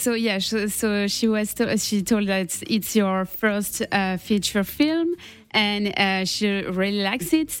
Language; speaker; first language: English; non-native, learner; French